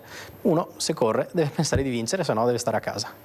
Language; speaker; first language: Italian; native; Italian